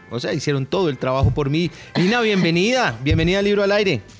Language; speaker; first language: Spanish; native; Spanish